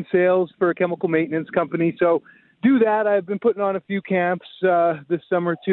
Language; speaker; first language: English; native; English